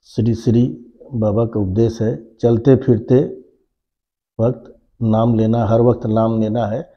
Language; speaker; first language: Hindi; non-native, local second language; Bangla